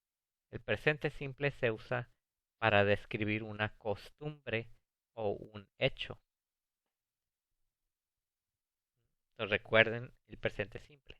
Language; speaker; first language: Spanish; early bilingual, heritage; English